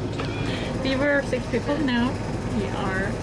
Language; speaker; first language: English; non-native, fluent; Chinese